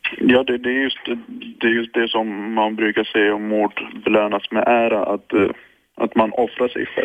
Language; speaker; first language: Swedish; non-native, fluent; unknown